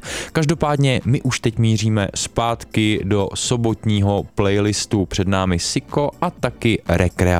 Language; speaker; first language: Czech; native; Czech